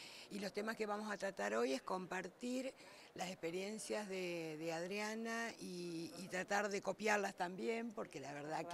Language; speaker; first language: Spanish; native; Spanish